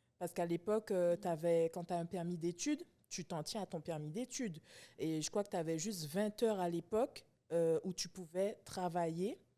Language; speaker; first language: French; native; French